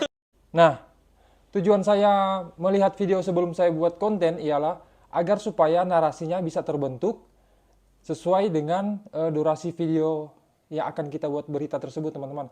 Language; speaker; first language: Indonesian; native; Indonesian